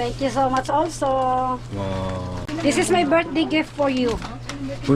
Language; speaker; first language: English; non-native, learner; Filipino